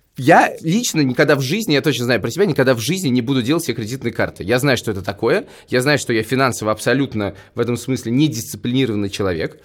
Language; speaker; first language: Russian; native; Russian